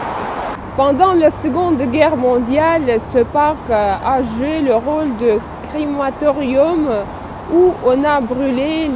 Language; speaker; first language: French; non-native, fluent; Russian